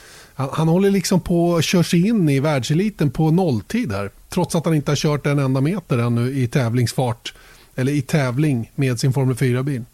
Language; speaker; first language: Swedish; native; Swedish